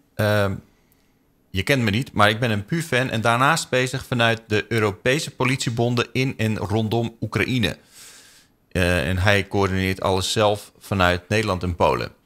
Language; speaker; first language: Dutch; native; Dutch